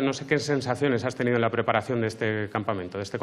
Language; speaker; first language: Spanish; native; Spanish